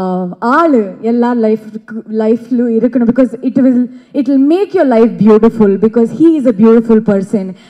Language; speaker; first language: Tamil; non-native, learner; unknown